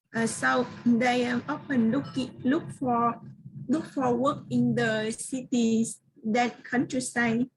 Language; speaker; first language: English; non-native, learner; Vietnamese